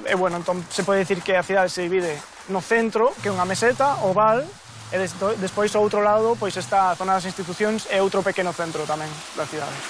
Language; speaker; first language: Galician; native; Galician